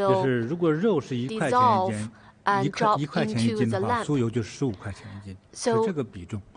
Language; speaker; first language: Chinese; native; Chinese